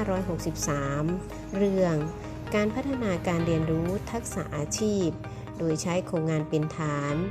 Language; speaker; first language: Thai; native; Thai